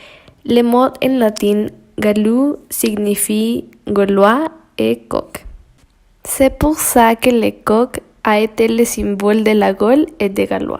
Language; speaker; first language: French; non-native, learner; Spanish